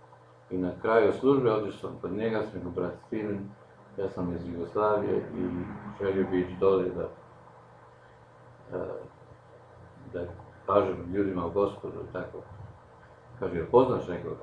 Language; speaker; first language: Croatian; non-native, local second language; Slovenian